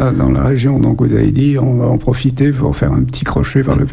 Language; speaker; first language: French; native; French